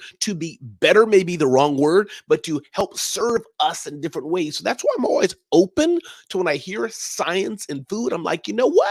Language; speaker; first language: English; native; English